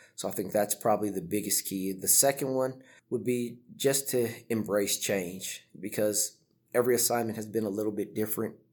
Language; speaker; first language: English; native; English